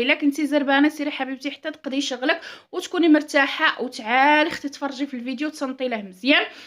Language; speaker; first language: Arabic; native; Arabic